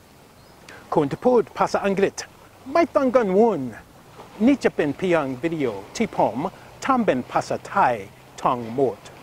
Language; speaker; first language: Thai; non-native, learner; English